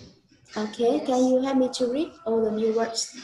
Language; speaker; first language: English; non-native, learner; Vietnamese